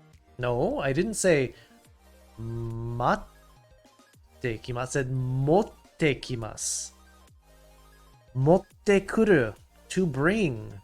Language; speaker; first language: Japanese; non-native, learner; English